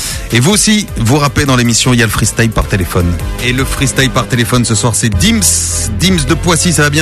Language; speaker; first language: French; native; French